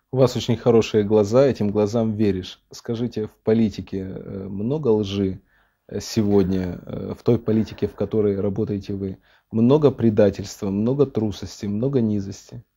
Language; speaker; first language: Russian; native; Russian